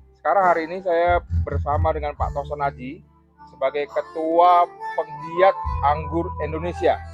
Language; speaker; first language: Indonesian; native; Indonesian